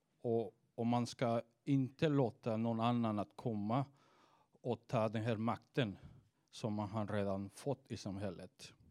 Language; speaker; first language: Swedish; non-native, fluent; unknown